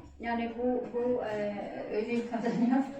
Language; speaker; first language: Turkish; non-native, learner; German